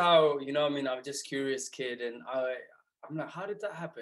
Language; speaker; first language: English; native; English